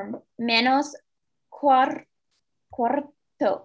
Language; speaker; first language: Spanish; non-native, learner; English